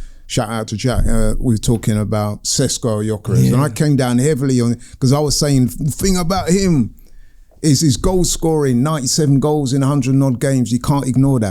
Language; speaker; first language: English; native; English